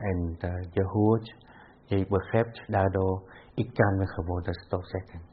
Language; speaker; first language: Dutch; non-native, fluent; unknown